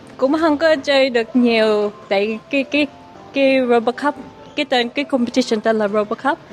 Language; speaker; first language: Vietnamese; early bilingual, heritage; Vietnamese